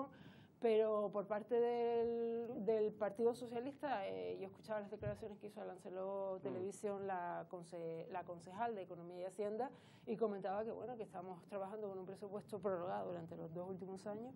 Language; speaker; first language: Spanish; native; Spanish